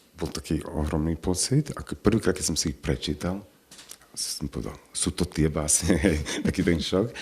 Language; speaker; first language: Slovak; non-native, local second language; Romany